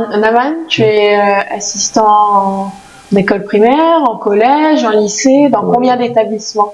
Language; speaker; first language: French; native; French